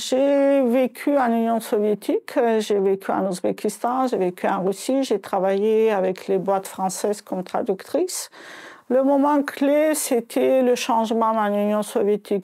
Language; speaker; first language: French; non-native, fluent; Azerbaijani